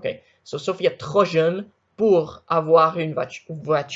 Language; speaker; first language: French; non-native, learner; Spanish